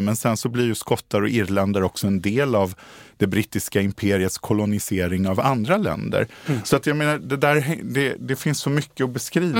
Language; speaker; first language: Swedish; native; Swedish